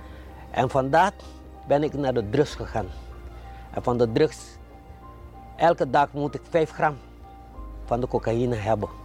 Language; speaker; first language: Dutch; non-native, fluent; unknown